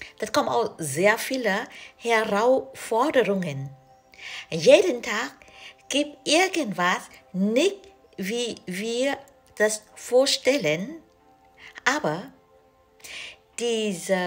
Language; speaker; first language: German; non-native, learner; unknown